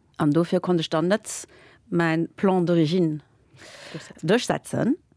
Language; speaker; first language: Luxembourgish; early bilingual, other home language; Spanish